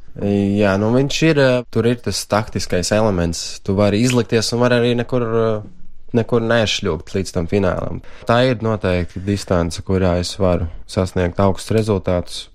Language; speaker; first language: Latvian; native; Latvian